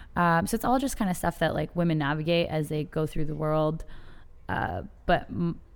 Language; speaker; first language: English; native; English